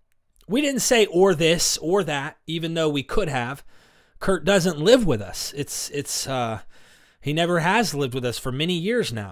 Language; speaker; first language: English; native; English